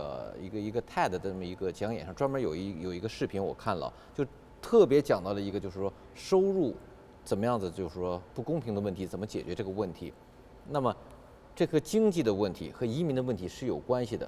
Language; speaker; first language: Chinese; native; Chinese